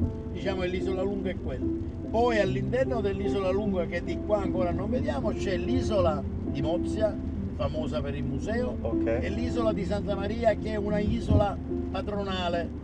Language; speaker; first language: Italian; native; Italian